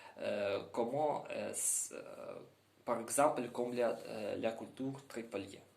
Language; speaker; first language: French; non-native, learner; Ukrainian